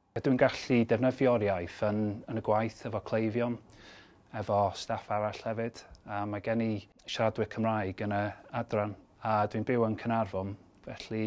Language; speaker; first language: Welsh; non-native, learner; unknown